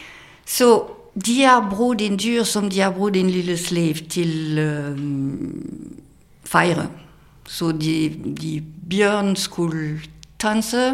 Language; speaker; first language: Danish; non-native, fluent; French